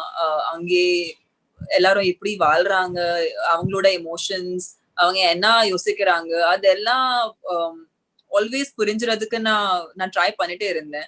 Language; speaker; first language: Tamil; non-native, local second language; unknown